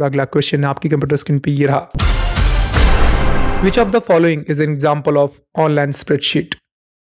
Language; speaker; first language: Hindi; native; Hindi